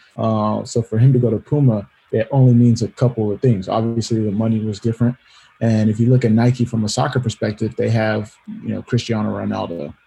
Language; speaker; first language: English; native; English